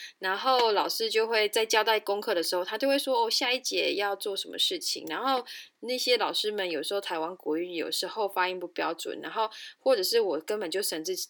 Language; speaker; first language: Chinese; native; Chinese